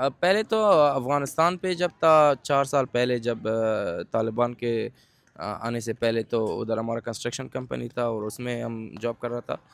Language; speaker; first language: Urdu; non-native, fluent; Persian